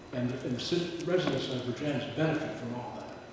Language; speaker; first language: English; native; English